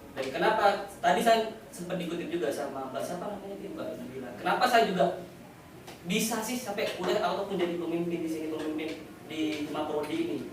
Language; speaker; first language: Indonesian; non-native, local second language; Madurese